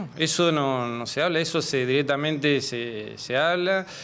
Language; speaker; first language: Spanish; native; Spanish